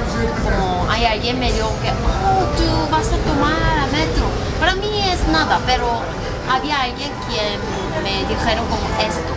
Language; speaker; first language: Spanish; non-native, learner; Korean